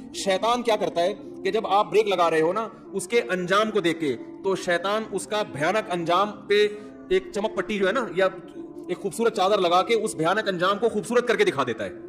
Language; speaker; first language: Urdu; native; Urdu